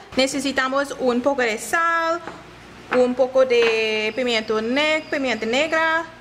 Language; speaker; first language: Spanish; non-native, learner; English